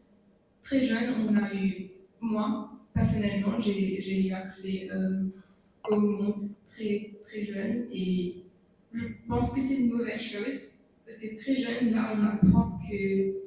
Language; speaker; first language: French; non-native, local second language; Morisyen